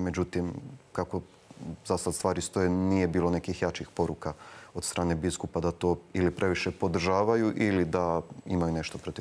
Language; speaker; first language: Croatian; native; Croatian